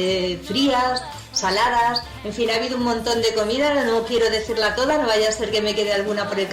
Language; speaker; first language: Spanish; native; Spanish